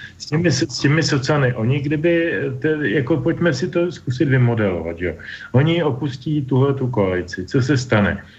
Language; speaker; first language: Czech; native; Czech